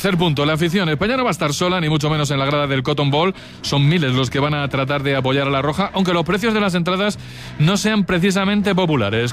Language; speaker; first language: Spanish; native; Spanish